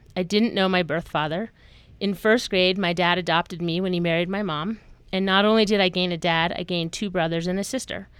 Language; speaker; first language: English; native; English